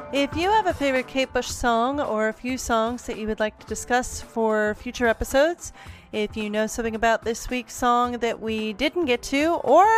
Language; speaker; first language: English; native; English